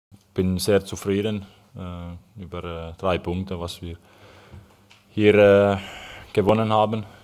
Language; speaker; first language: German; non-native, fluent; Finnish